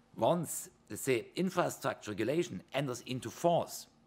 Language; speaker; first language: English; non-native, fluent; German